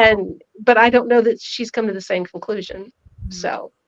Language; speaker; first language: English; native; English